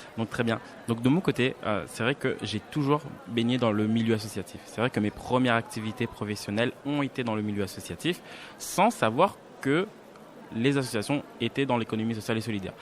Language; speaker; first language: French; native; French